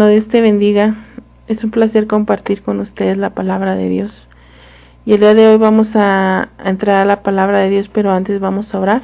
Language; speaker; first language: Spanish; native; Spanish